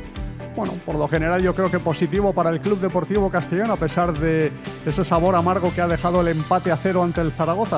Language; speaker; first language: Spanish; native; Spanish